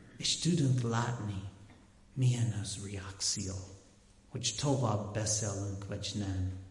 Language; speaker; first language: Hungarian; non-native, learner; English